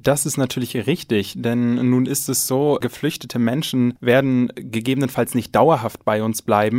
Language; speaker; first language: German; native; German